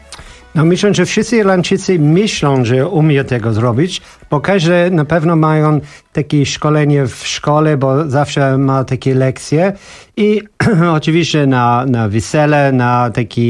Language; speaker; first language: Polish; non-native, learner; English